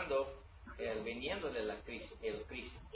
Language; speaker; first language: Spanish; non-native, learner; English